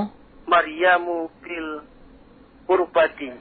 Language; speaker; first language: Arabic; non-native, learner; Indonesian